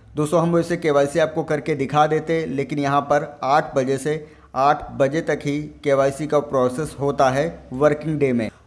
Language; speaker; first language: Hindi; native; Hindi